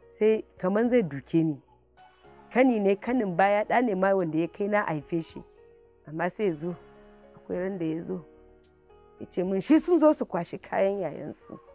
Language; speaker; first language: Hausa; non-native, local second language; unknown